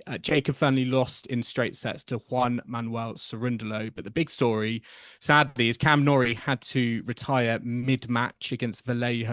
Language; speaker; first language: English; native; English